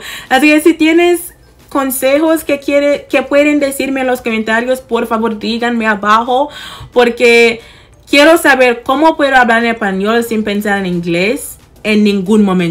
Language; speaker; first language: Spanish; non-native, fluent; English